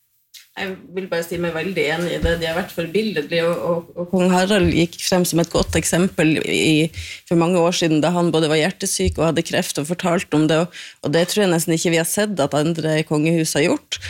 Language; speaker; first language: Norwegian; native; Norwegian